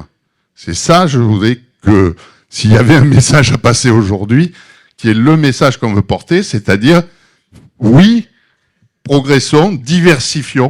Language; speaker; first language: French; native; French